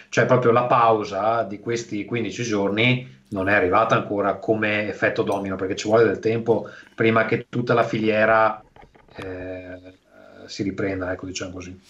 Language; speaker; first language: Italian; native; Italian